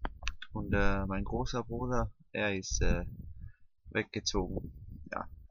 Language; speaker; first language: German; non-native, learner; Danish